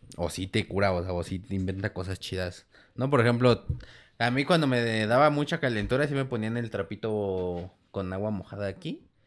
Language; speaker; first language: Spanish; native; Spanish